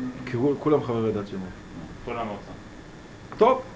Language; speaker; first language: Hebrew; native; Hebrew